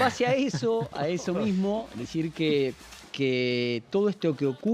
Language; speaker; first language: Spanish; native; Spanish